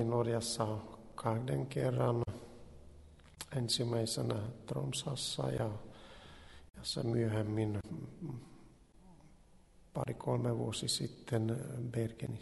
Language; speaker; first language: Finnish; non-native, learner; Hungarian